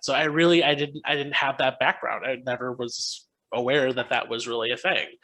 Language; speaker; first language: English; native; English